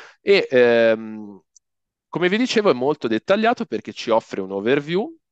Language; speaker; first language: Italian; native; Italian